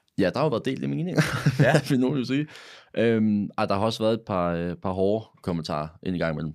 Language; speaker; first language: Danish; native; Danish